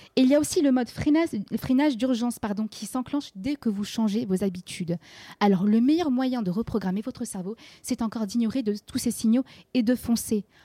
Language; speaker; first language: French; native; French